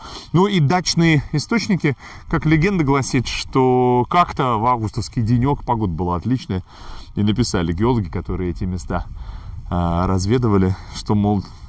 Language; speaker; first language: Russian; native; Russian